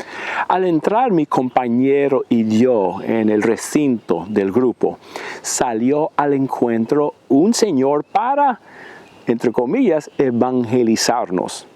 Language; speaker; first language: Spanish; non-native, fluent; English